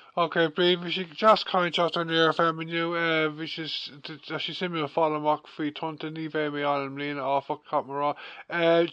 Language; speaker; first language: Irish; non-native, local second language; English